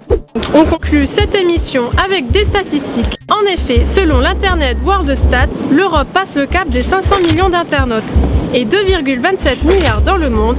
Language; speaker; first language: French; native; French